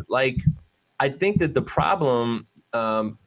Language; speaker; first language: English; native; English